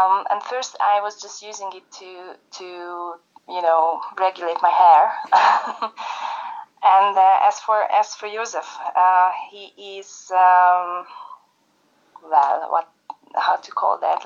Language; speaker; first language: English; non-native, fluent; Hungarian